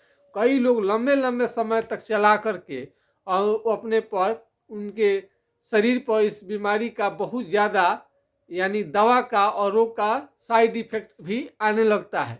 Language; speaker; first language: Hindi; non-native, local second language; Bhojpuri